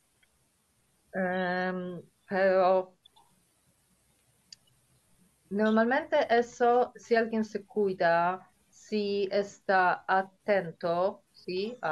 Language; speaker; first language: Spanish; non-native, fluent; Polish